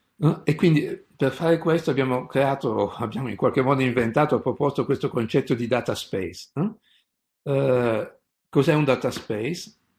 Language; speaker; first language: Italian; native; Italian